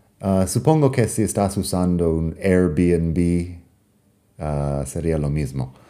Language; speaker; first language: Spanish; non-native, fluent; English